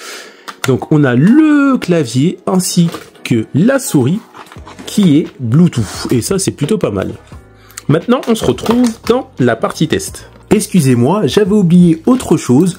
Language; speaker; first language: French; native; French